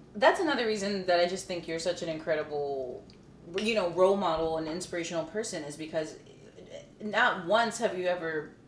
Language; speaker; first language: English; early bilingual, other home language; Spanish